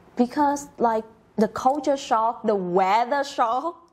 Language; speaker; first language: English; non-native, learner; Vietnamese